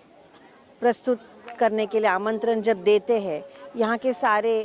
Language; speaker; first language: Hindi; non-native, local second language; Gujarati